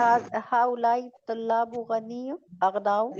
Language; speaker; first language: Arabic; non-native, learner; Urdu